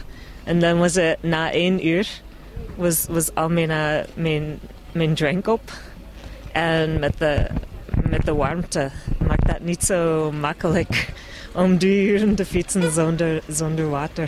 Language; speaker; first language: Dutch; non-native, fluent; English